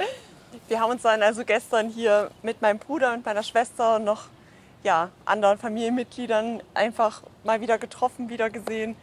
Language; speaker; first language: German; native; German